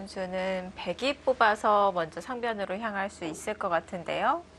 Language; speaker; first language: Korean; native; Korean